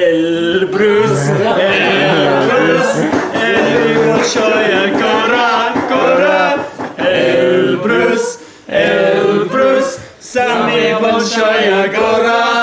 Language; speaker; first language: Russian; non-native, learner; English